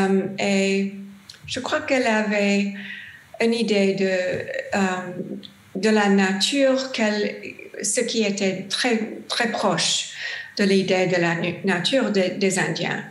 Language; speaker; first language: French; non-native, learner; English